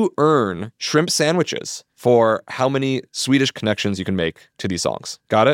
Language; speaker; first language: English; native; English